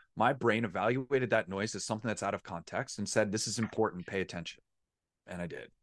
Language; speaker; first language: English; native; English